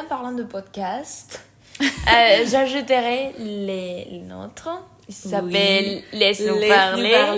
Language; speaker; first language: French; non-native, learner; Spanish